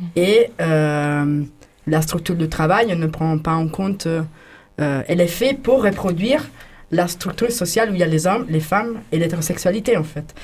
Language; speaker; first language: French; non-native, fluent; Italian